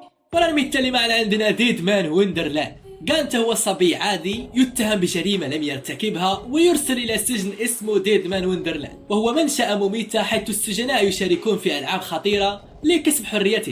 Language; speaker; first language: Arabic; native; Arabic